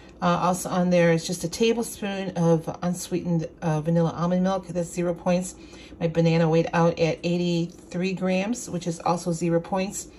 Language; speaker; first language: English; native; English